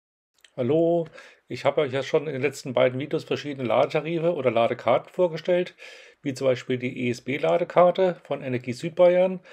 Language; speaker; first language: German; native; German